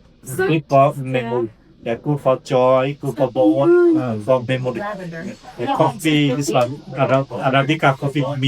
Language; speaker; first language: English; non-native, learner; Thai